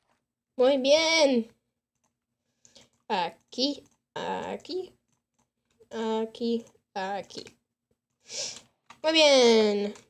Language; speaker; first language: Spanish; non-native, learner; English